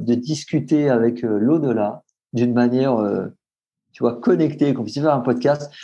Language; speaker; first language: French; native; French